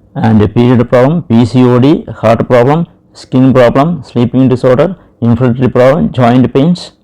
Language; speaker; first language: English; non-native, local second language; Malayalam